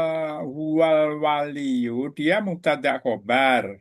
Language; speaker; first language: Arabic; non-native, fluent; Indonesian